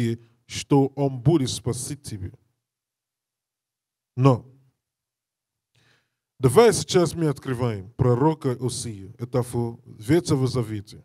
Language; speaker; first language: Russian; non-native, learner; English